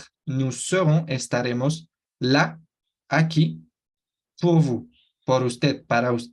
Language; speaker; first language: Spanish; non-native, fluent; French